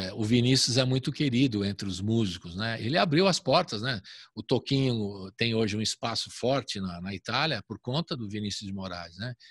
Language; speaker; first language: Portuguese; native; Portuguese